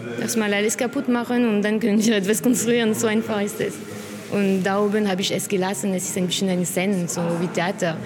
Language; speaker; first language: German; non-native, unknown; French